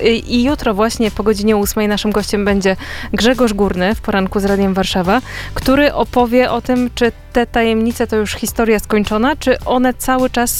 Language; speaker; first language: Polish; native; Polish